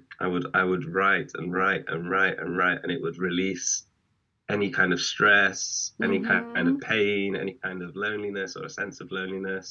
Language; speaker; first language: English; native; English